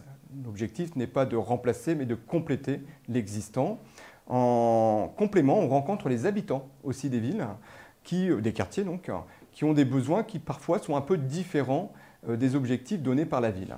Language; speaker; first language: French; native; French